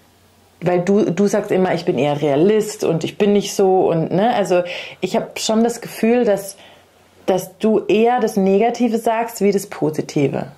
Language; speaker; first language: German; native; German